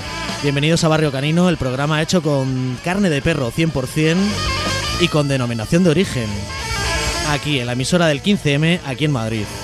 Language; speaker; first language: Spanish; native; Spanish